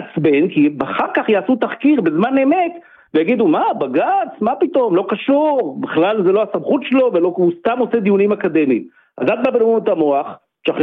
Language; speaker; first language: Hebrew; native; Hebrew